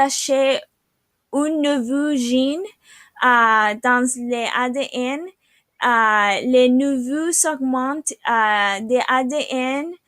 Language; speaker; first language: French; non-native, learner; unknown